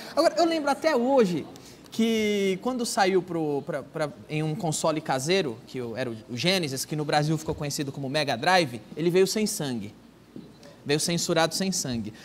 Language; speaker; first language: Portuguese; native; Portuguese